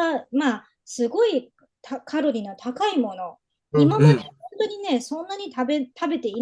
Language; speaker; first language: Japanese; native; Japanese